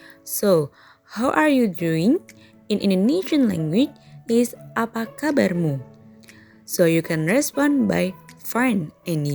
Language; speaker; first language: English; non-native, learner; Indonesian